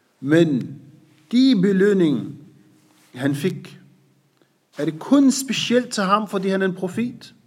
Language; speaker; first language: Danish; non-native, fluent; Arabic